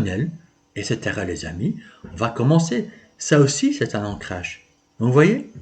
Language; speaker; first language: French; native; French